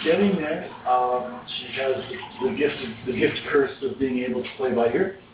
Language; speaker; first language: English; native; English